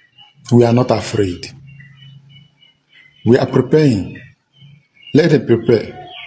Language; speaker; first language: Nigerian Pidgin; non-native, local second language; Igbo